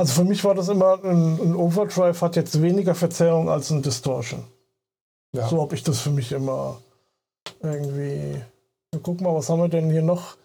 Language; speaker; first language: German; native; German